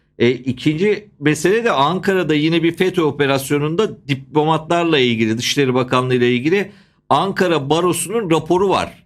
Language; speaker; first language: Turkish; native; Turkish